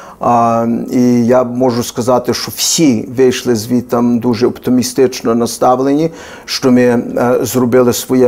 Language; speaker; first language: Ukrainian; early bilingual, heritage; Ukrainian